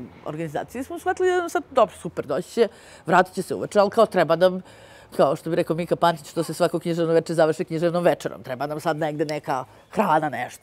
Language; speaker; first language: Serbian; native; Serbian